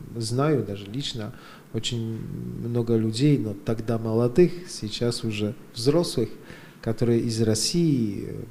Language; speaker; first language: Russian; non-native, fluent; Polish